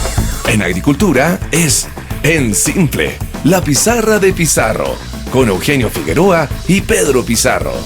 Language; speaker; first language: Spanish; native; Spanish